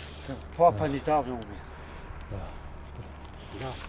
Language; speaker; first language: Russian; non-native, local second language; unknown